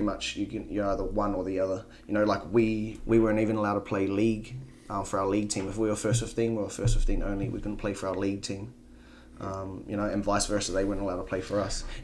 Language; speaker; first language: English; native; English